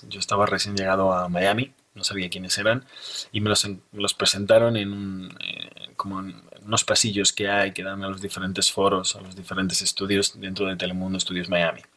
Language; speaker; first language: Spanish; native; Spanish